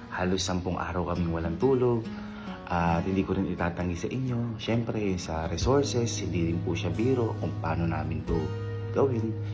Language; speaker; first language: Filipino; native; Filipino